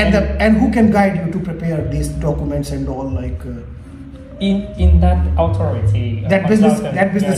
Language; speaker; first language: English; non-native, local second language; Hindi